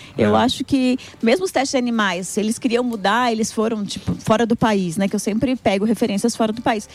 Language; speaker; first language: Portuguese; native; Portuguese